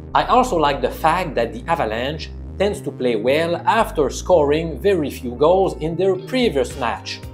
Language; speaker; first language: English; non-native, fluent; French